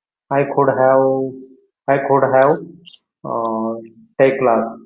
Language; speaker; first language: English; non-native, learner; Hindi